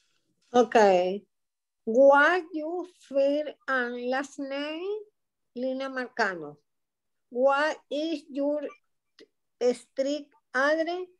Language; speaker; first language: English; non-native, learner; Spanish